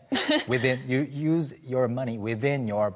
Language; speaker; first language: English; non-native, fluent; Korean